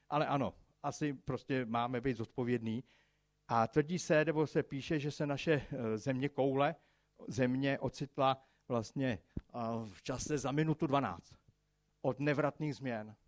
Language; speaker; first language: Czech; native; Czech